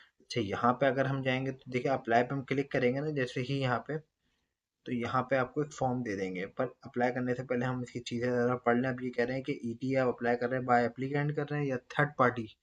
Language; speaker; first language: Urdu; native; Urdu